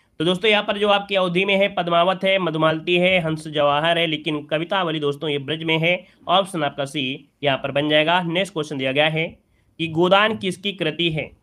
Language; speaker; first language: Hindi; native; Hindi